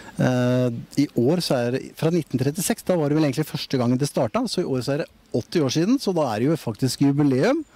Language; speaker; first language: Norwegian; native; Norwegian